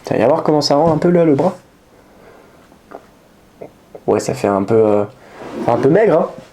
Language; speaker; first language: French; native; French